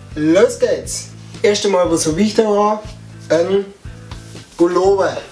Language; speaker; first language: German; native; German